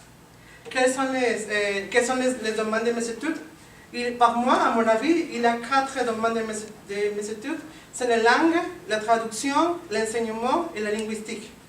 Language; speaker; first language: French; non-native, learner; Spanish